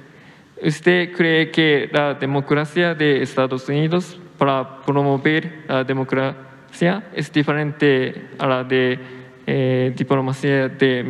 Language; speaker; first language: Spanish; non-native, fluent; Japanese